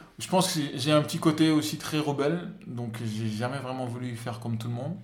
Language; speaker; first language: French; non-native, local second language; Wolof